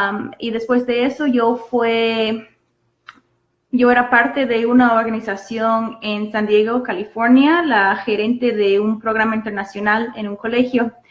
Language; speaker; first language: Spanish; non-native, fluent; English